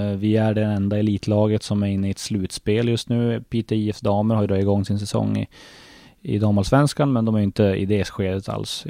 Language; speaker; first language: Swedish; native; Swedish